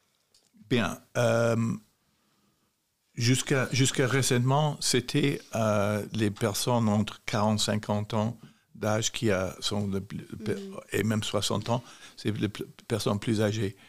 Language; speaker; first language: French; non-native, fluent; English